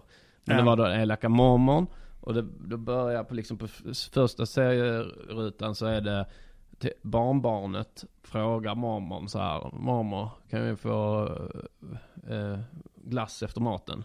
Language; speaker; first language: Swedish; native; Swedish